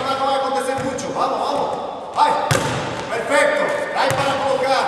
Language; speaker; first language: Spanish; non-native, learner; Portuguese